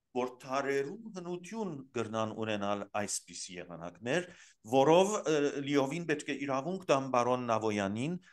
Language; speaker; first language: Armenian; early bilingual, heritage; Armenian